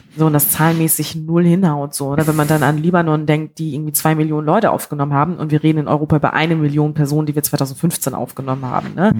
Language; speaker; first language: German; early bilingual, other home language; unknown